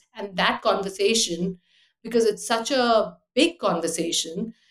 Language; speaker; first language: English; non-native, fluent; Hindi